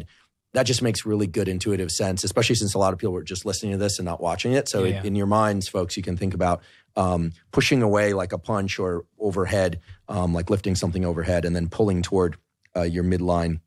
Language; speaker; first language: English; native; English